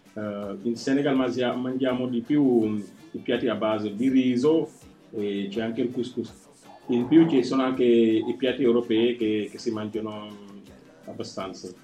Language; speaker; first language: Italian; non-native, fluent; Wolof